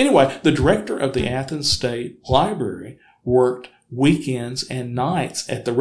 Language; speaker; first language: English; native; English